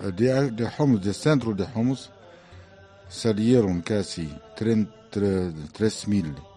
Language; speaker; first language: Spanish; non-native, fluent; Arabic